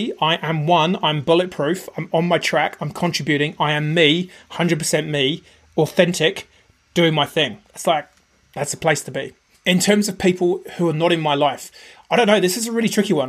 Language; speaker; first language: English; native; English